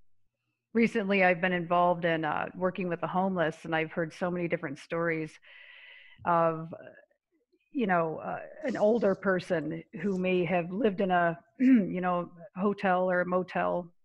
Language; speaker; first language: English; native; English